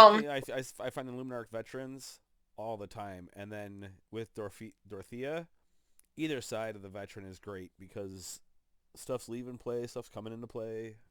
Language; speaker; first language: English; native; English